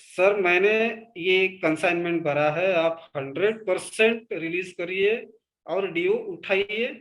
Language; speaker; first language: Hindi; non-native, local second language; Marathi